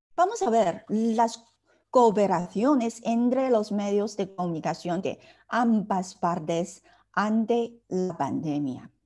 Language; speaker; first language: Spanish; non-native, fluent; Chinese